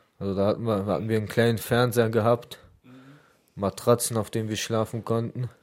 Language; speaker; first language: German; early bilingual, other home language; Arabic